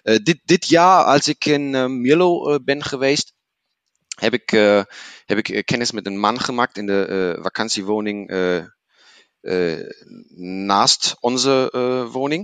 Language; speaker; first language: Dutch; non-native, learner; German